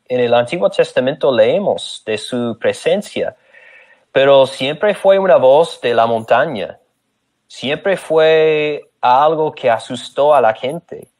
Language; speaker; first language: Spanish; non-native, fluent; English